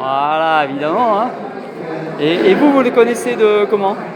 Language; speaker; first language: French; native; French